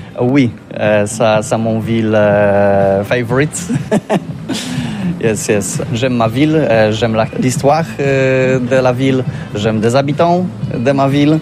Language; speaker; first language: French; non-native, learner; Polish